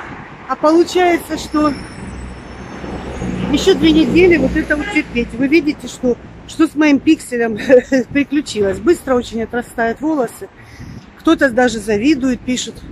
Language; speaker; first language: Russian; native; Russian